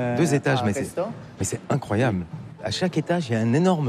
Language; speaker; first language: French; native; French